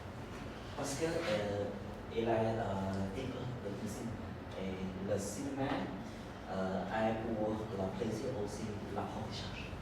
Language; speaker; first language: French; non-native, learner; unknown